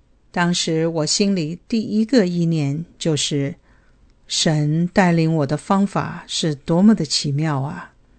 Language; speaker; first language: Chinese; native; Chinese